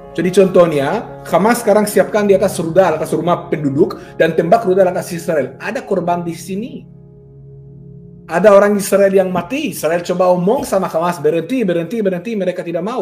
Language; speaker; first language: Indonesian; non-native, fluent; Hebrew